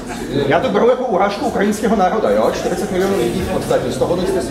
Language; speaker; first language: Czech; non-native, fluent; Russian